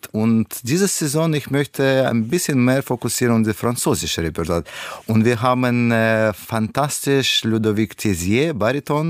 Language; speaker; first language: German; non-native, learner; Russian